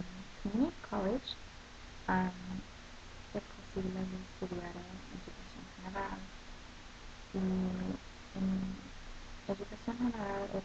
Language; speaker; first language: Italian; non-native, learner; English